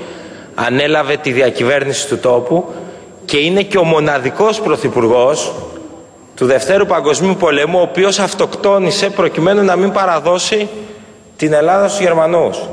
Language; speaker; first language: Greek; native; Greek